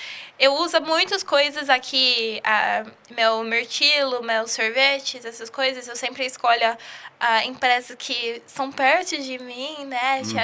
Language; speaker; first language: Portuguese; early bilingual, heritage; English